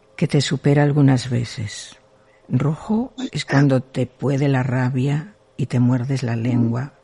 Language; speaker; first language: Spanish; non-native, local second language; Galician